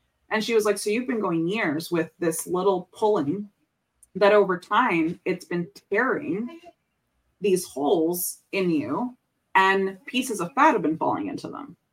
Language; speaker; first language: English; early bilingual, other home language; Spanish